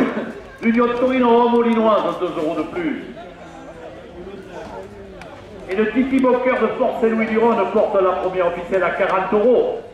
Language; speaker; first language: French; native; French